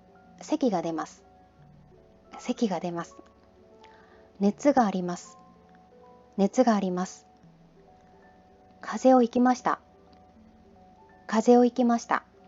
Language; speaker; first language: Japanese; non-native, fluent; Korean